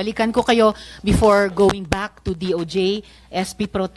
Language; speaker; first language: Filipino; native; Filipino